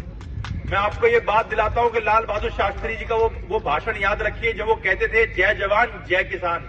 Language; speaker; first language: Hindi; native; Hindi